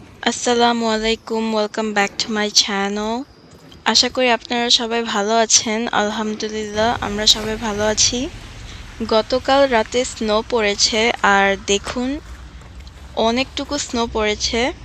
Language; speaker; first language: Bangla; early bilingual, heritage; Bangla